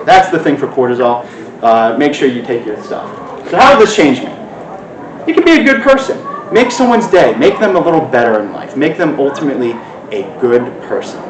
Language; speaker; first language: English; native; English